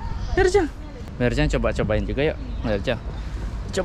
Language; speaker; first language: Indonesian; native; Indonesian